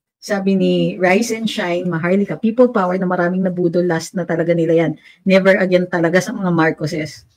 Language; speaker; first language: Filipino; native; Filipino